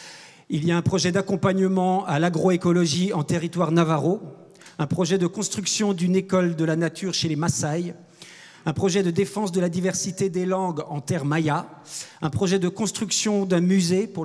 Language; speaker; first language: French; native; French